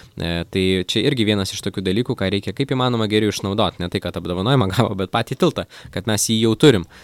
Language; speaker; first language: Lithuanian; native; Lithuanian